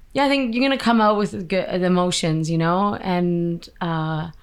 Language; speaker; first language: English; native; English